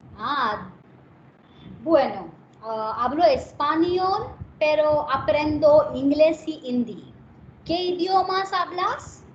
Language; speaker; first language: Spanish; non-native, fluent; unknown